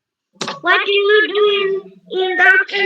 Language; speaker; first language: English; non-native, learner; Bangla